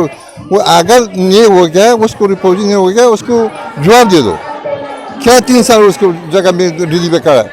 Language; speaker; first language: Hindi; non-native, learner; Persian